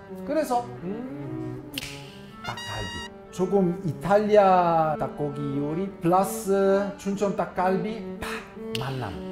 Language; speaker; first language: Korean; non-native, fluent; Italian